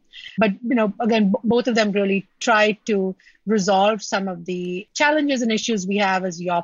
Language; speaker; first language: English; non-native, local second language; Malayalam